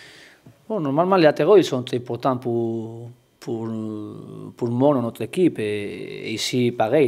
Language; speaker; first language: French; non-native, learner; Spanish